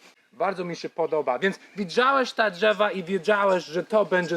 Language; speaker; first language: Polish; non-native, learner; English